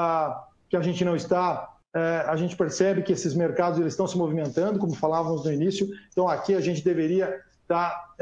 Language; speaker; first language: Portuguese; native; Portuguese